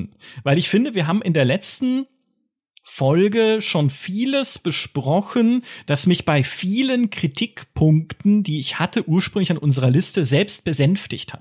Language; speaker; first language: German; native; German